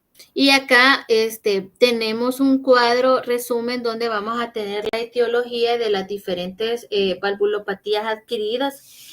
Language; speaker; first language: Spanish; native; Spanish